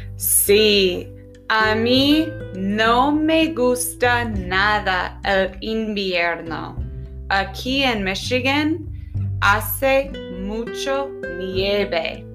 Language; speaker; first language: Spanish; non-native, fluent; English